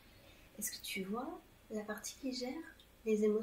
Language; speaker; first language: French; native; French